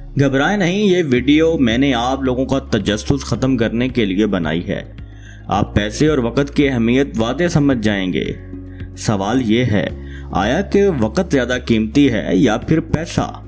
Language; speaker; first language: Urdu; native; Urdu